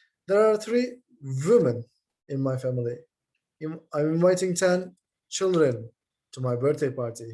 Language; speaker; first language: English; non-native, fluent; Turkish